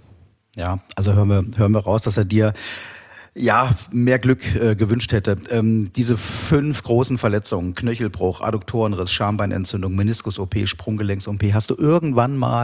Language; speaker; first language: German; native; German